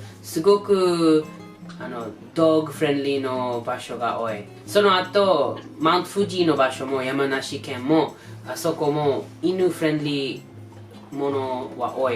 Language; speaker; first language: Japanese; non-native, learner; English